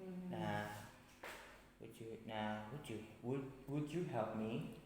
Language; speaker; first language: English; non-native, fluent; Indonesian